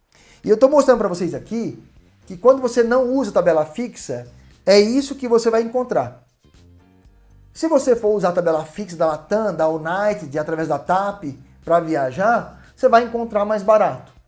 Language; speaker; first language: Portuguese; native; Portuguese